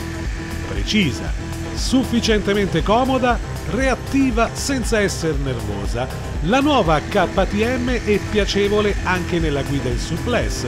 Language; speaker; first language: Italian; native; Italian